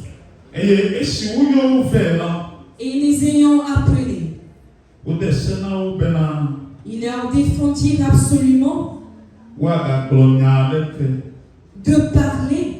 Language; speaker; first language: French; non-native, local second language; Ewe